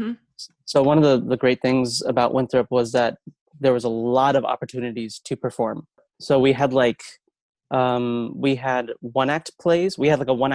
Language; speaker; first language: English; native; English